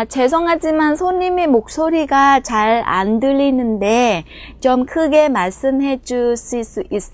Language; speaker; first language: Korean; non-native, fluent; Vietnamese